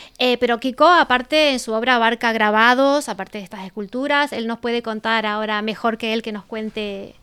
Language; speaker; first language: Spanish; native; Spanish